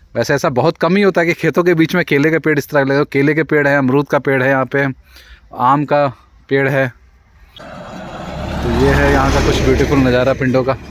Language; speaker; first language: Hindi; non-native, local second language; Punjabi